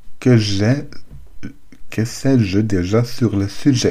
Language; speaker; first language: French; non-native, learner; German